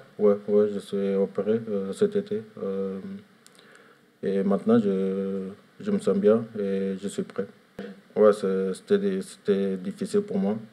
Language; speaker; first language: French; non-native, learner; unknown